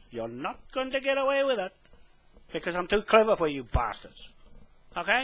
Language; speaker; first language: English; native; English